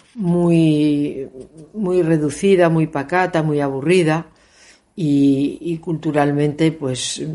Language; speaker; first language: Spanish; native; Spanish